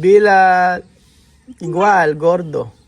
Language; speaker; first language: Spanish; non-native, learner; Filipino